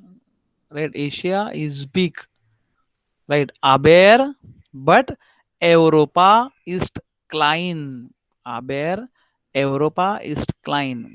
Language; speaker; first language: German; non-native, fluent; Hindi